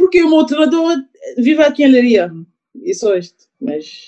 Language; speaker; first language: Portuguese; non-native, learner; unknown